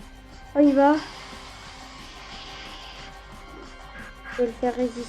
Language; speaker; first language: French; native; French